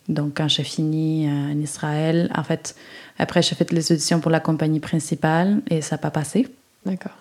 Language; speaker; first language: French; non-native, fluent; Spanish